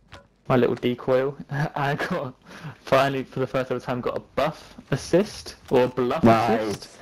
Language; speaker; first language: English; native; English